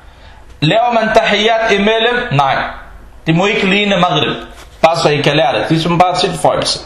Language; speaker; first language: Danish; non-native, fluent; Arabic